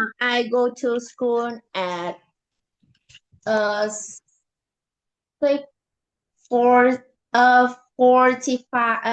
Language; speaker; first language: English; non-native, learner; Vietnamese